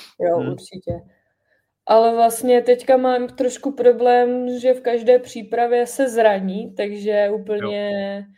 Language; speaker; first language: Czech; native; Czech